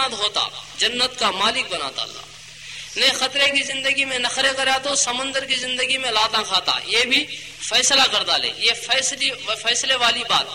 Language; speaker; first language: Urdu; native; Urdu